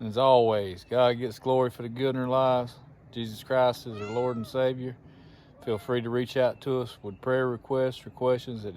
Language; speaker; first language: English; native; English